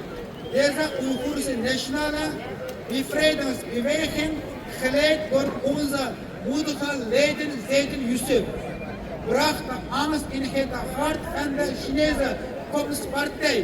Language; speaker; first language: Dutch; non-native, local second language; Uyghur